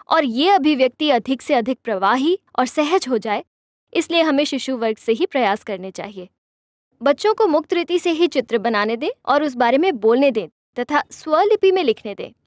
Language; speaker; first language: Hindi; non-native, local second language; Marathi